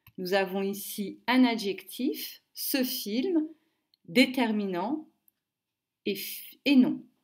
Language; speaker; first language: French; native; French